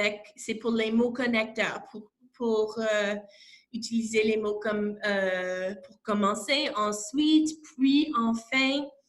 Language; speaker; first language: French; non-native, local second language; English